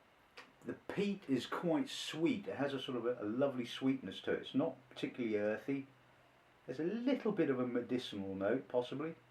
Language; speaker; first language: English; native; English